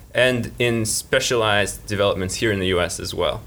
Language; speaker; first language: English; early bilingual, other home language; Russian